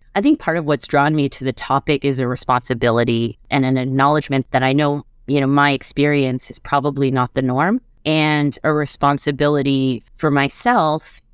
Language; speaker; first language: English; native; English